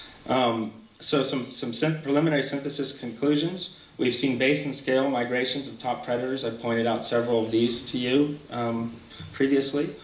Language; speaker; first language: English; native; English